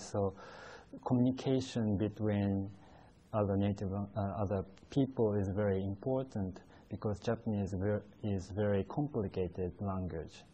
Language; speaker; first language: English; non-native, fluent; Japanese